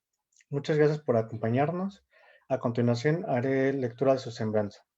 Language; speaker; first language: Spanish; native; Spanish